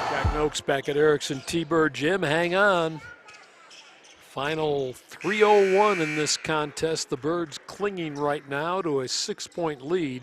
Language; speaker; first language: English; native; English